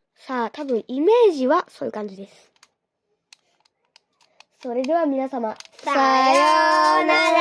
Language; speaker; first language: Japanese; native; Japanese